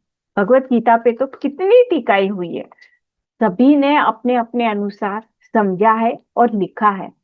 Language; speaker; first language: Hindi; native; Hindi